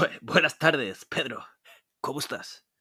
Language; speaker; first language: Spanish; non-native, fluent; Norwegian